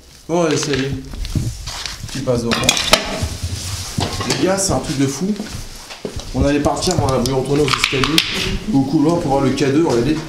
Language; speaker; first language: French; native; French